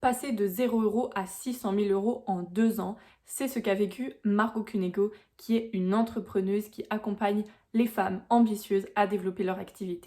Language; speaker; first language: French; native; French